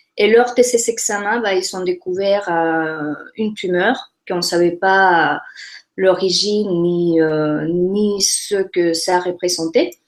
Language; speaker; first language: French; non-native, fluent; Spanish